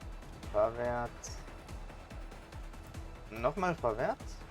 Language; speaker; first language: German; native; German